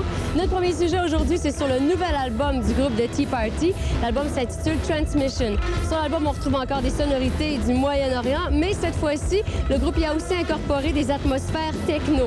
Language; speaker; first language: French; native; French